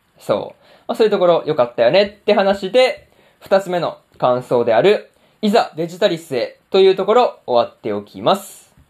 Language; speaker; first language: Japanese; native; Japanese